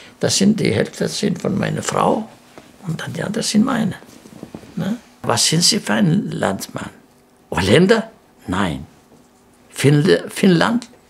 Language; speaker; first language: German; non-native, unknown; Greek